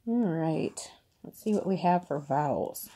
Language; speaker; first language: English; native; English